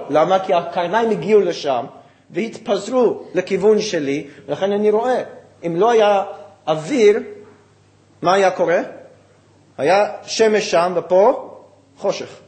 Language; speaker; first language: Hebrew; non-native, fluent; English